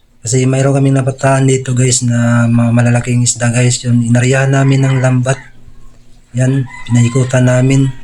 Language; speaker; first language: Filipino; non-native, local second language; Waray